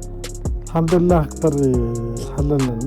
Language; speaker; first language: Arabic; native; Arabic